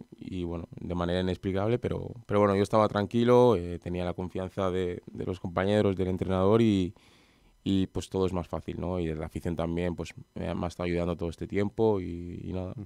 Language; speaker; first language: Spanish; native; Spanish